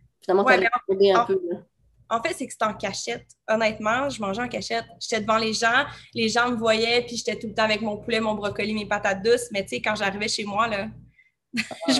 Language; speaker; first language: French; native; French